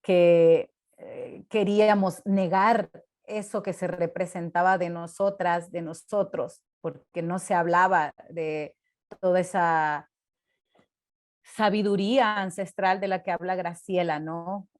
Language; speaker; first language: Spanish; non-native, local second language; Tzotzil